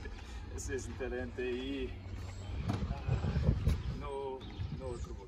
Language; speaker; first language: Spanish; non-native, learner; English